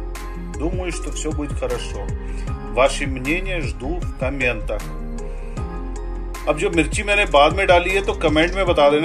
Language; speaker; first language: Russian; non-native, fluent; Hindi